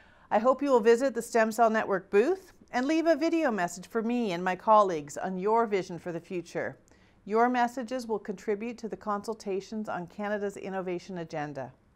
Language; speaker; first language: English; native; English